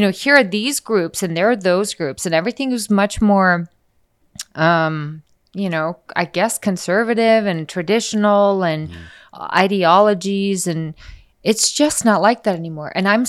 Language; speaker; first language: English; early bilingual, other home language; Icelandic